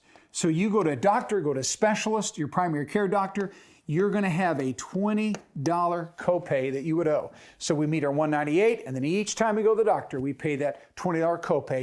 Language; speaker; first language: English; native; English